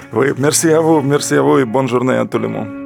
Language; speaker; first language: French; non-native, learner; Russian